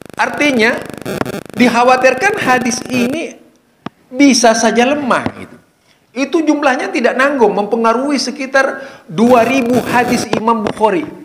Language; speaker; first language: Indonesian; non-native, local second language; Madurese